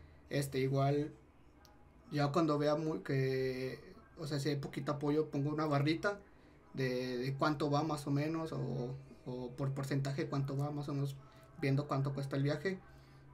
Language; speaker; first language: Spanish; native; Spanish